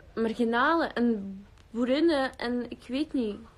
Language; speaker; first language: Dutch; early bilingual, other home language; Russian